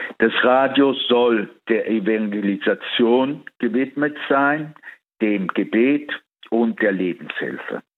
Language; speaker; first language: German; early bilingual, heritage; Italian